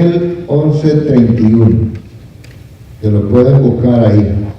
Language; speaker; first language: Spanish; native; Spanish